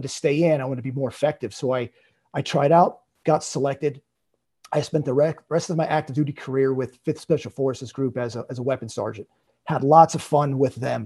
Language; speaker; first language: English; native; English